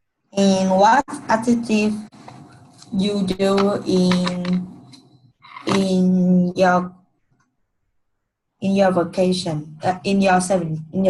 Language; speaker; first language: English; non-native, learner; Vietnamese